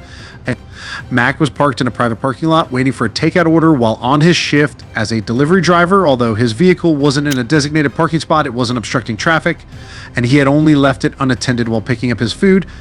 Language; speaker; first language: English; native; English